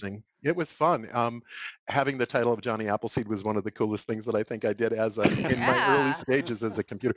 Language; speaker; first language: English; native; English